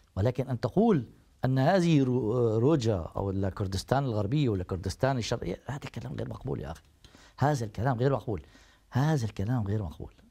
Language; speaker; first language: Arabic; native; Arabic